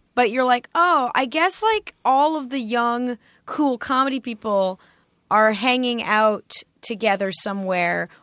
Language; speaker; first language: English; native; English